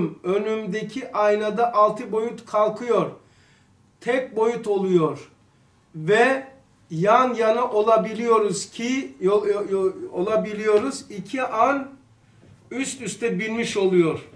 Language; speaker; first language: Turkish; native; Turkish